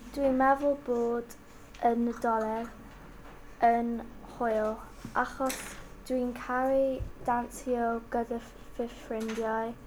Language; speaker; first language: Welsh; non-native, local second language; English